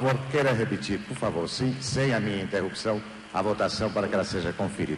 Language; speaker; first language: Portuguese; native; Portuguese